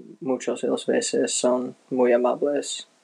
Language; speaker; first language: Spanish; non-native, learner; English